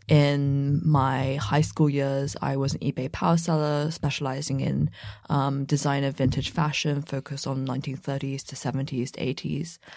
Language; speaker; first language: English; native; English